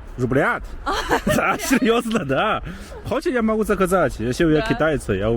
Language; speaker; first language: Russian; non-native, learner; Chinese